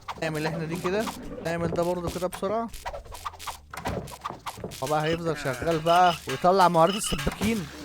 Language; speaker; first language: Arabic; native; Arabic